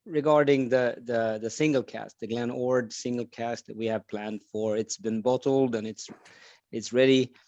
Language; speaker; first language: English; non-native, fluent; Swedish